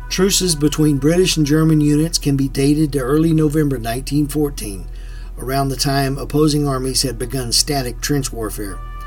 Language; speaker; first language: English; native; English